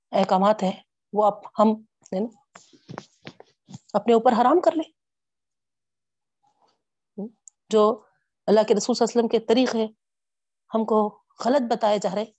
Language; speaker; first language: Urdu; native; Urdu